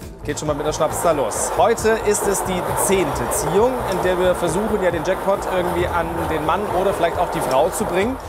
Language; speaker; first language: German; native; German